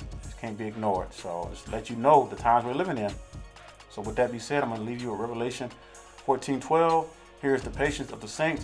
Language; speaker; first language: English; native; English